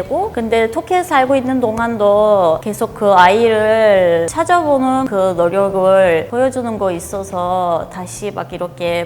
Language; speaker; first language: Korean; non-native, fluent; Turkish